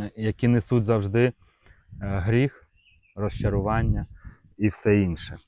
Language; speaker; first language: Ukrainian; non-native, local second language; Russian